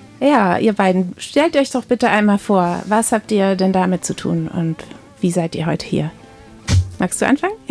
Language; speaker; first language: German; native; German